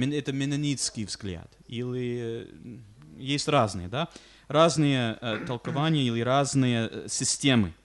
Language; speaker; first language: Russian; non-native, fluent; English